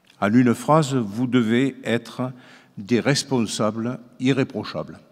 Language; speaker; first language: French; native; French